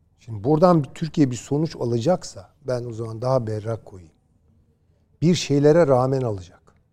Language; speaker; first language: Turkish; native; Turkish